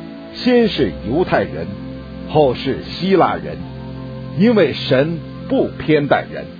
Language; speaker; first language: Chinese; native; Chinese